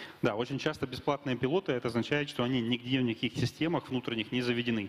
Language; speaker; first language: Russian; native; Russian